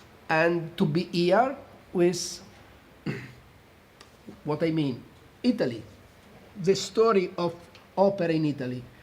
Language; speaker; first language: English; non-native, fluent; Italian